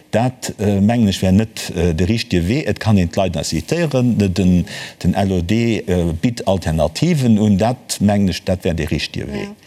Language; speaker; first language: Luxembourgish; native; Luxembourgish